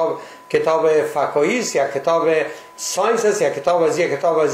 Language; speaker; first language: Persian; native; Persian